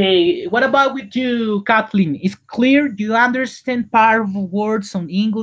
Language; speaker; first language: English; non-native, learner; Spanish